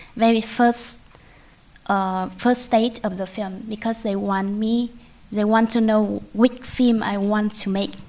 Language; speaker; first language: English; non-native, learner; Vietnamese